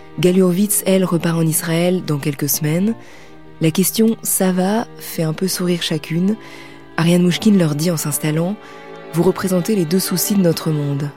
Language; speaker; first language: French; native; French